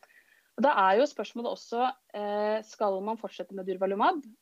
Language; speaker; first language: Norwegian; native; Norwegian